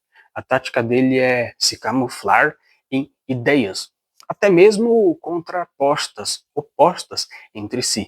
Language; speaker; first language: Portuguese; native; Portuguese